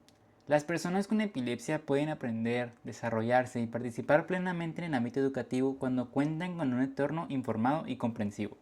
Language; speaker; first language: Spanish; native; Spanish